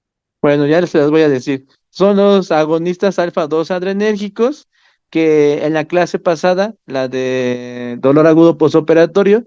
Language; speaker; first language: Spanish; native; Spanish